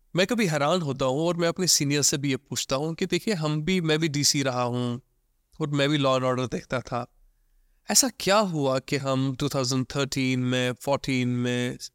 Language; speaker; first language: Hindi; non-native, local second language; Kashmiri